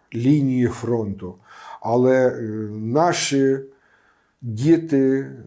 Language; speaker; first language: Ukrainian; non-native, local second language; Romanian